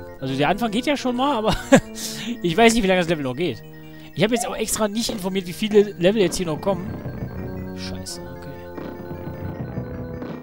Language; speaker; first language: German; native; German